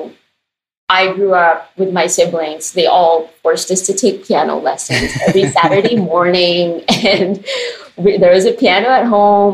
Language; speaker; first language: English; non-native, local second language; Filipino